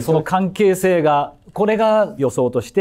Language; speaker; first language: Japanese; non-native, fluent; English